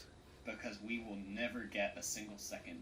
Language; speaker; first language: English; native; English